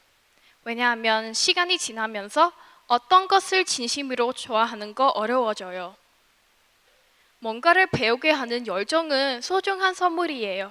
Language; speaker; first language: Korean; non-native, fluent; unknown